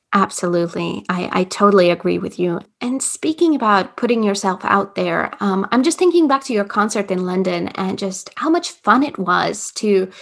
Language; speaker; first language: English; non-native, fluent; Latvian